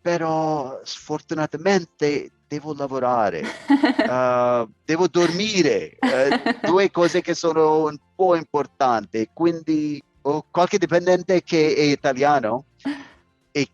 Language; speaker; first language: Italian; non-native, learner; English